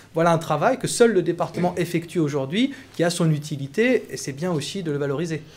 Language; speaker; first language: French; native; French